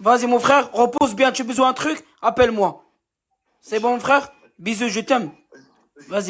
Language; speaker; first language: French; non-native, learner; Arabic